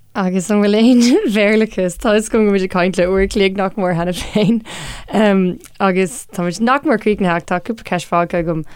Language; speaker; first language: Irish; non-native, local second language; English